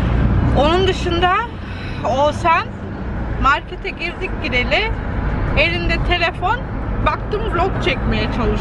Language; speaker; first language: Turkish; early bilingual, heritage; Turkish